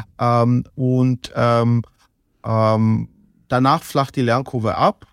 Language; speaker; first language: German; non-native, fluent; Georgian